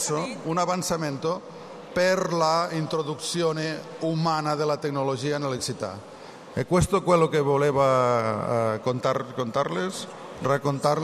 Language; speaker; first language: Italian; non-native, learner; Catalan